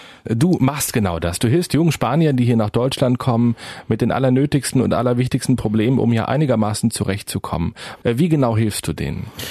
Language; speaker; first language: German; native; German